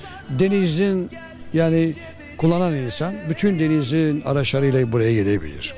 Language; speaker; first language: Turkish; native; Turkish